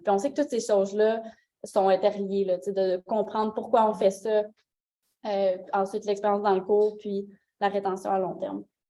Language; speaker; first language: French; native; French